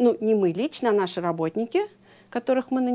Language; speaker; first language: Russian; native; Russian